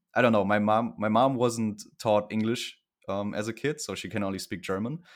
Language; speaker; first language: English; non-native, fluent; German